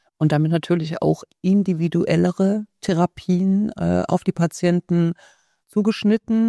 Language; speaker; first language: German; native; German